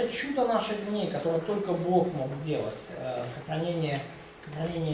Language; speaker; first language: Russian; native; Russian